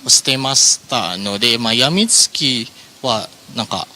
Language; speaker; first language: Japanese; non-native, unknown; Indonesian